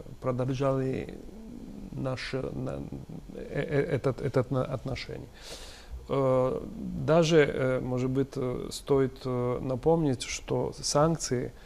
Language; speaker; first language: Russian; non-native, fluent; Italian